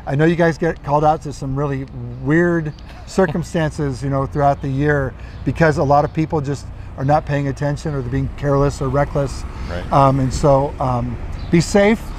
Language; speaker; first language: English; native; English